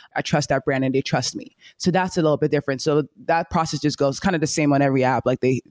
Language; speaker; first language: English; native; English